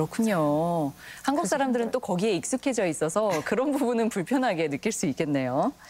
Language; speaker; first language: Korean; native; Korean